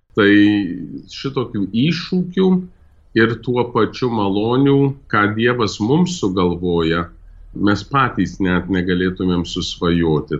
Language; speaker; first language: Lithuanian; early bilingual, heritage; Lithuanian